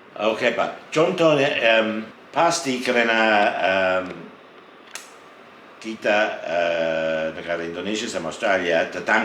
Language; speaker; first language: Indonesian; non-native, fluent; English